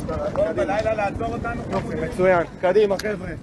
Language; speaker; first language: Hebrew; native; Hebrew